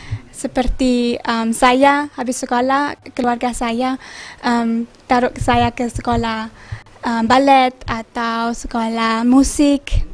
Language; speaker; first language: Indonesian; early bilingual, heritage; Indonesian